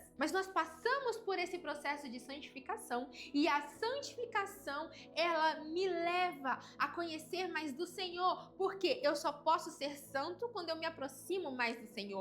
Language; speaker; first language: Portuguese; native; Portuguese